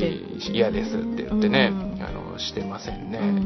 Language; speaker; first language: Japanese; native; Japanese